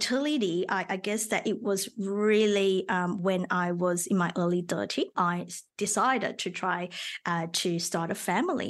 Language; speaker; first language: English; non-native, local second language; Chinese